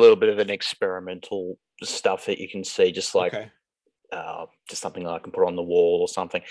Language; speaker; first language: English; native; English